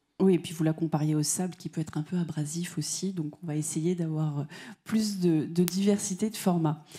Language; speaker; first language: French; native; French